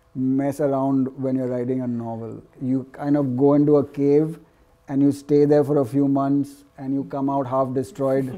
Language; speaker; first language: English; non-native, local second language; Gujarati